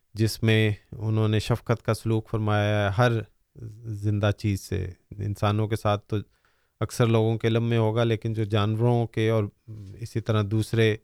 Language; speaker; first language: Urdu; native; Urdu